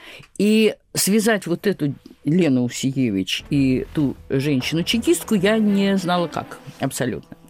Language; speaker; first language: Russian; native; Russian